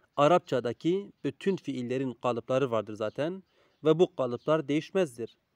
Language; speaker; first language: Turkish; native; Turkish